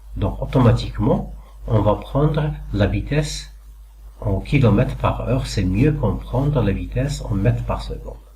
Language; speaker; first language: French; non-native, local second language; Arabic